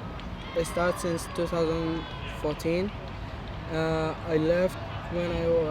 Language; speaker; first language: English; non-native, learner; Arabic